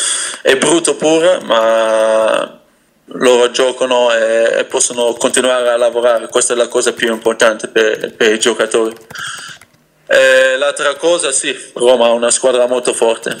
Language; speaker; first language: Italian; non-native, fluent; Dutch